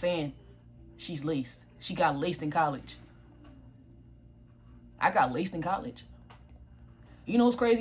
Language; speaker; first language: English; native; English